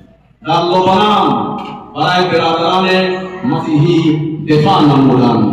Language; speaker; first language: Persian; non-native, fluent; Urdu